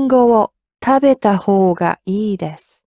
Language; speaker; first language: Japanese; non-native, learner; English